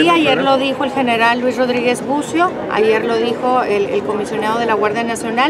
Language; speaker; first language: Spanish; native; Spanish